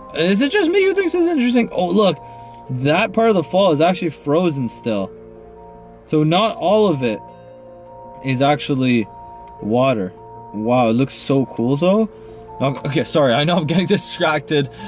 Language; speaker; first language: English; native; English